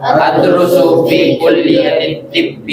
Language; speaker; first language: Arabic; non-native, learner; Filipino